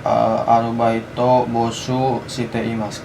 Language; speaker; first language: Japanese; non-native, learner; Indonesian